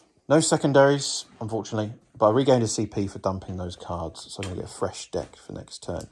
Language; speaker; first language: English; native; English